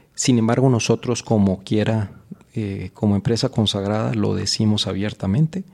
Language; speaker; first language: Spanish; native; Spanish